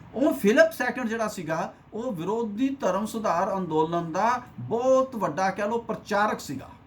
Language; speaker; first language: Hindi; non-native, local second language; Punjabi